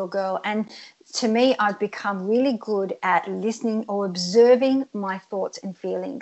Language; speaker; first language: English; early bilingual, other home language; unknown